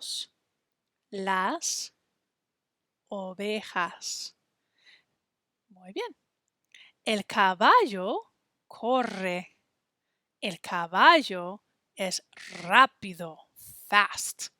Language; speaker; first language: Spanish; non-native, fluent; English